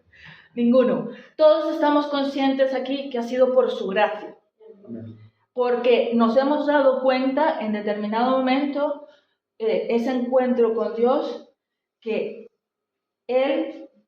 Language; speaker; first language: Spanish; native; Spanish